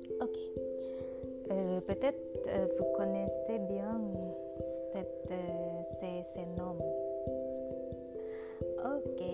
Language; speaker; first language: French; non-native, learner; Indonesian